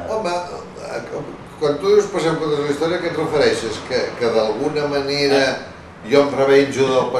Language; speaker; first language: Catalan; native; Catalan